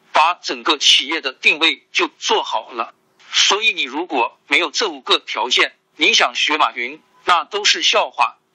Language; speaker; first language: Chinese; non-native, local second language; Hakka Chinese